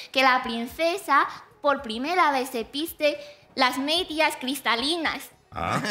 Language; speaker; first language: Spanish; non-native, fluent; Chinese